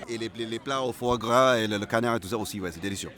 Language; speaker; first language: French; non-native, fluent; Malay